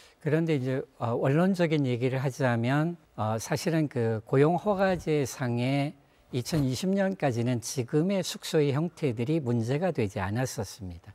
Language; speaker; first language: Korean; native; Korean